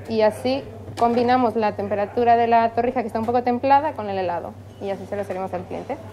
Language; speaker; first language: Spanish; native; Spanish